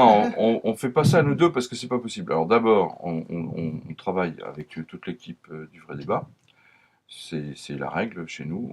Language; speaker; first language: French; native; French